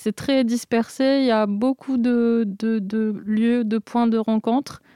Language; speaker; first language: French; non-native, local second language; Arabic